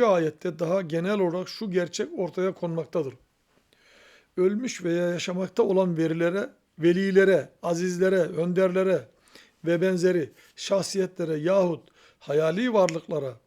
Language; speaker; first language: Turkish; native; Turkish